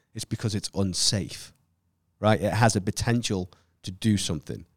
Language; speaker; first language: English; native; English